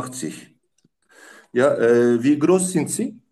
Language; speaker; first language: German; non-native, learner; Turkish